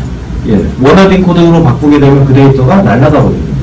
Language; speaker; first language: Korean; native; Korean